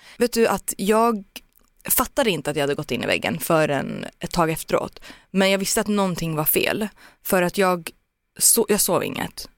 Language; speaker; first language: Swedish; early bilingual, other home language; Turoyo